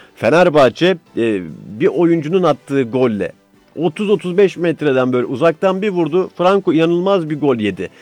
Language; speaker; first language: Turkish; native; Turkish